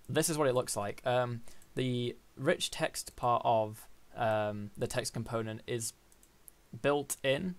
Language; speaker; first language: English; native; English